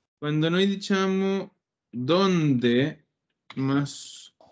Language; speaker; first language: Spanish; non-native, fluent; Italian